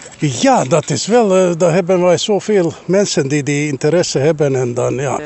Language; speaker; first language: Dutch; non-native, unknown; Bosnian